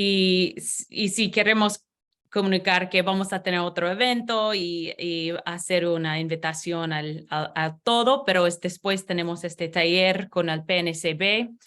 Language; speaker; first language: Spanish; non-native, learner; English